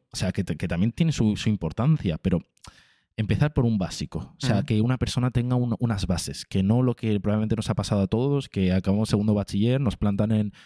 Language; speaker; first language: Spanish; native; Spanish